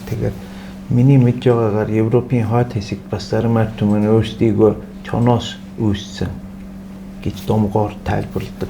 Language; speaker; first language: Mongolian; non-native, fluent; Turkish